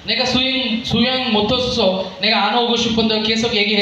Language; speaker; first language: Korean; non-native, learner; Telugu